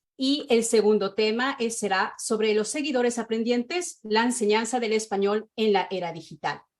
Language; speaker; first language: Spanish; native; Spanish